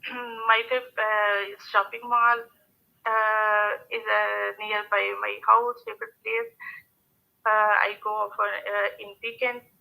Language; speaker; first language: English; non-native, learner; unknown